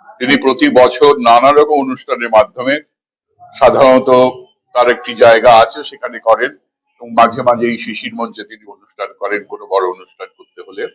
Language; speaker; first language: Bangla; native; Bangla